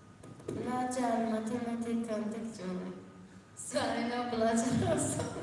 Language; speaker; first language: Indonesian; non-native, learner; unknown